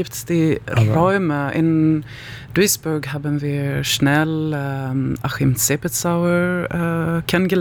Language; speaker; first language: German; non-native, learner; Swedish